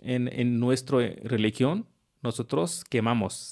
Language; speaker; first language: Spanish; non-native, learner; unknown